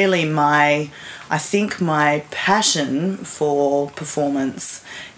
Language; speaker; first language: English; native; English